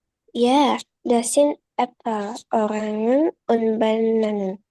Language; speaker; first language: German; non-native, learner; Indonesian